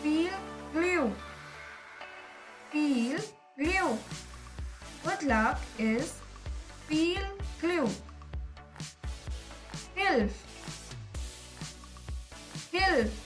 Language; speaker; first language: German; non-native, learner; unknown